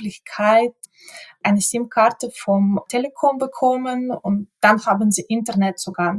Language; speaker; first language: German; non-native, fluent; Ukrainian